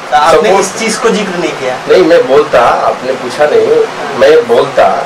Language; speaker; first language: Hindi; non-native, local second language; Bhojpuri